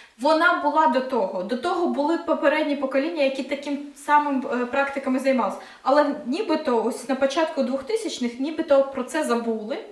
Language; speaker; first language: Ukrainian; non-native, local second language; Russian